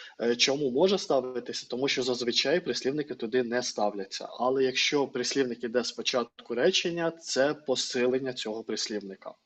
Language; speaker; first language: Ukrainian; non-native, local second language; Russian